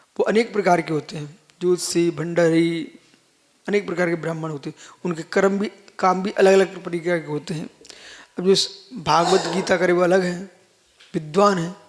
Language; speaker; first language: Hindi; native; Hindi